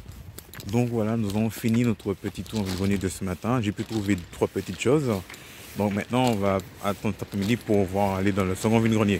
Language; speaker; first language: French; native; French